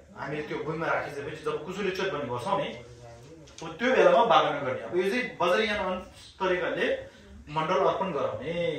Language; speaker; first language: Nepali; non-native, local second language; Sherpa